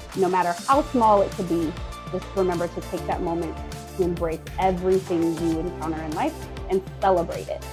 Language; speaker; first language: English; native; English